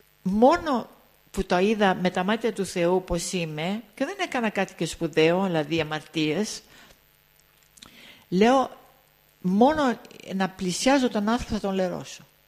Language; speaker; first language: Greek; early bilingual, heritage; Greek